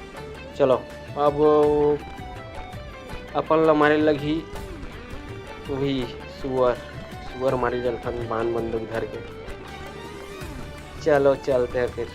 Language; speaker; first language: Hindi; non-native, local second language; Chhattisgarhi